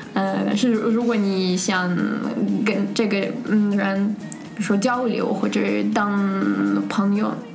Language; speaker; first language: Chinese; non-native, fluent; Russian